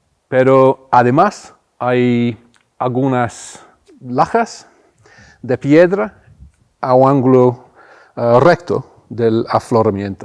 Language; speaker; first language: Spanish; non-native, fluent; English